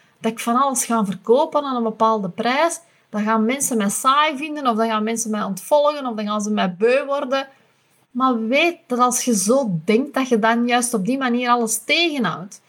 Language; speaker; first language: Dutch; native; Dutch